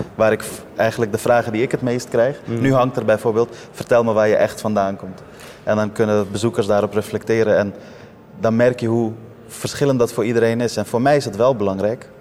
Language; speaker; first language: Dutch; early bilingual, other home language; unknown